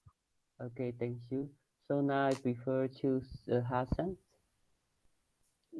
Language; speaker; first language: English; non-native, learner; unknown